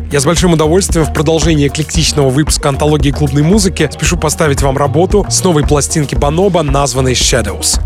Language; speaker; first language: Russian; native; Russian